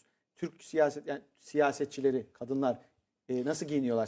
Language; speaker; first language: Turkish; native; Turkish